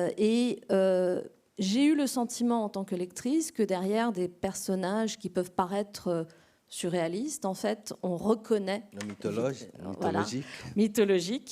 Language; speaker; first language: French; native; French